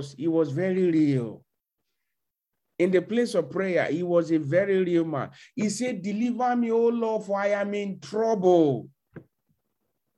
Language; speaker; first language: English; non-native, local second language; Yoruba